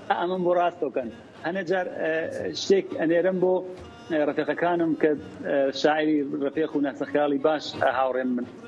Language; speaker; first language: Central Kurdish; non-native, local second language; Gurani